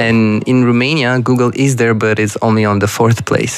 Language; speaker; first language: English; non-native, fluent; Romanian